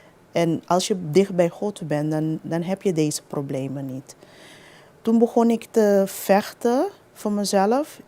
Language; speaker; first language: Dutch; non-native, local second language; Papiamento